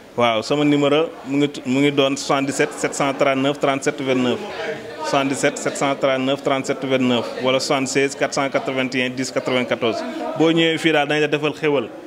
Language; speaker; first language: Wolof; native; Wolof